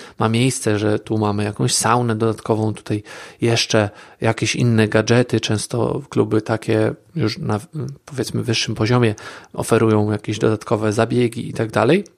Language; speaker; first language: Polish; native; Polish